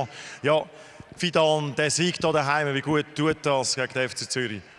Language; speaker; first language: German; native; German